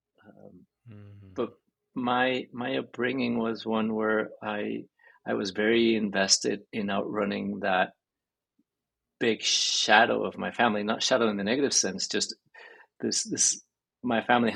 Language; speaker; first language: English; early bilingual, other home language; Spanish